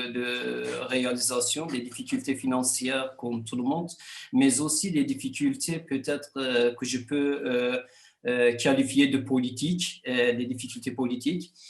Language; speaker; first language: French; non-native, fluent; Kurdish